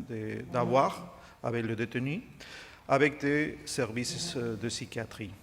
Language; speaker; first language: French; non-native, fluent; Spanish